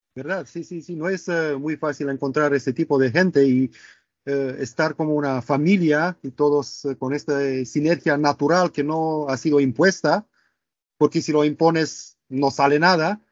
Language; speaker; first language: Spanish; non-native, fluent; Romanian